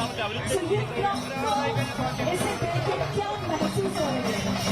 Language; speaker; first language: Hindi; non-native, local second language; Malayalam